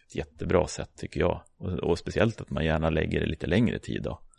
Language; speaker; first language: Swedish; native; Swedish